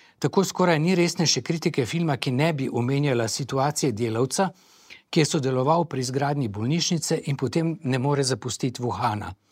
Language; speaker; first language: Slovenian; native; Slovenian